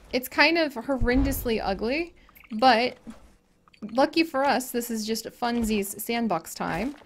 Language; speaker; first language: English; native; English